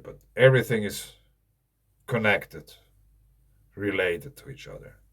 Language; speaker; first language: English; non-native, fluent; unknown